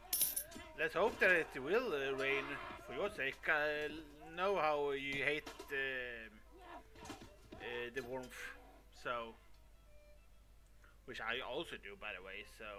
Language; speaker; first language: English; non-native, fluent; Swedish